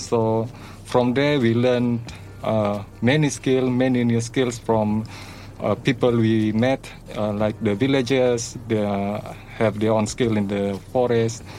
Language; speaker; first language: English; non-native, learner; Malay